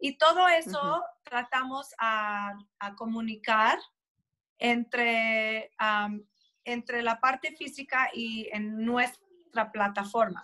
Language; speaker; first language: Spanish; non-native, fluent; English